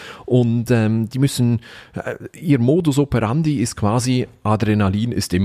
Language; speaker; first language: German; native; German